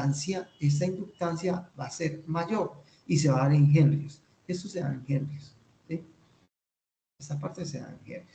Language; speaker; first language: Spanish; native; Spanish